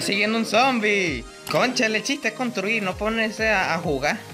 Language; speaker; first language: Spanish; native; Spanish